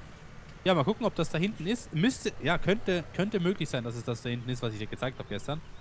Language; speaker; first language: German; native; German